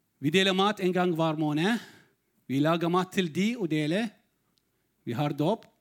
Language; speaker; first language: Norwegian; non-native, learner; Arabic